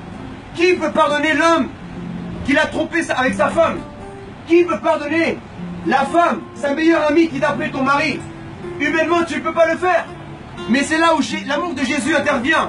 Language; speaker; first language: French; native; French